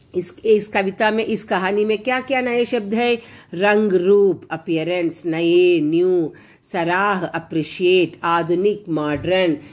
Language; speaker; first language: Hindi; non-native, local second language; Telugu